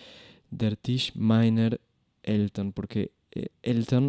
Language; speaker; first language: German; non-native, fluent; Spanish